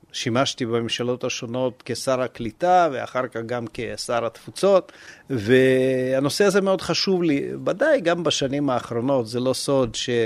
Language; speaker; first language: Hebrew; non-native, fluent; Russian